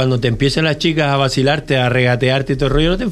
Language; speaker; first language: Spanish; native; Spanish